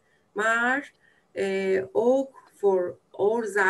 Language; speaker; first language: Dutch; non-native, learner; Turkish